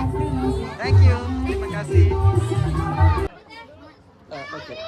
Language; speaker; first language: Indonesian; non-native, learner; Urdu